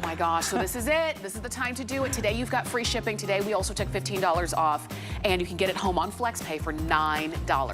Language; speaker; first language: English; native; English